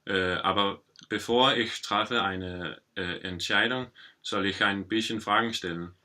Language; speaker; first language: German; non-native, learner; Danish